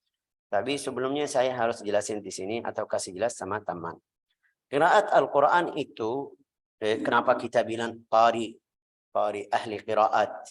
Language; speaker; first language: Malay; non-native, fluent; Arabic